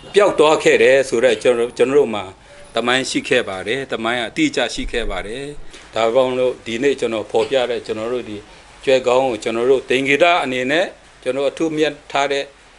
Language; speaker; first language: Burmese; non-native, local second language; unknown